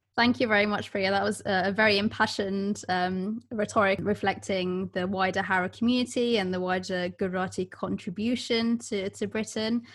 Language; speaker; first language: English; early bilingual, other home language; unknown